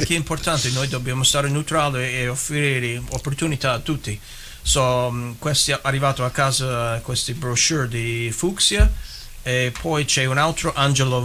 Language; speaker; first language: Italian; early bilingual, heritage; English